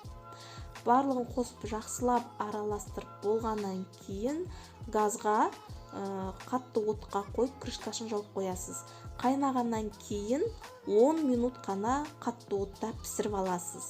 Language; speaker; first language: Kazakh; native; Kazakh